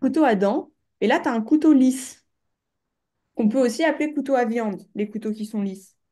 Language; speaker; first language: French; native; French